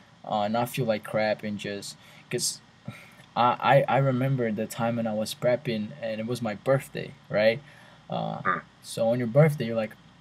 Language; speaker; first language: English; non-native, fluent; Portuguese